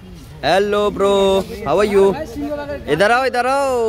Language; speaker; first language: Hindi; non-native, local second language; Bangla